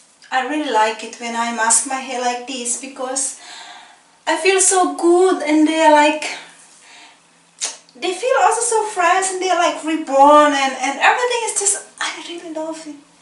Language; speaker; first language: English; non-native, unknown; Indonesian